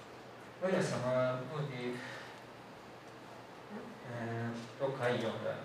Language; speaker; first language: Chinese; non-native, learner; Japanese